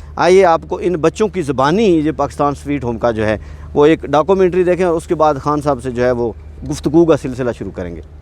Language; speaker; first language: Urdu; non-native, local second language; Punjabi